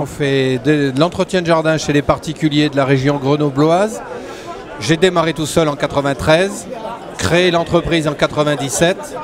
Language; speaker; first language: French; native; French